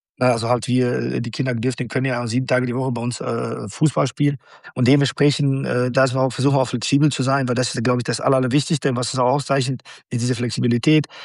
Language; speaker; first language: German; non-native, fluent; Bosnian